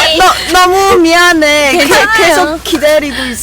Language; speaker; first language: Korean; non-native, learner; Chinese